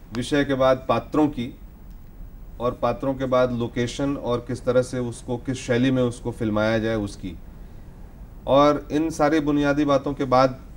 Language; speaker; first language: Hindi; native; Hindi